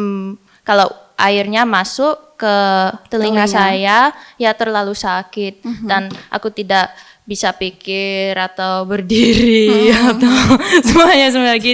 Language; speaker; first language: Indonesian; early bilingual, heritage; English